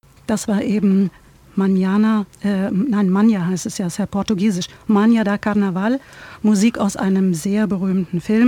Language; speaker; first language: German; native; German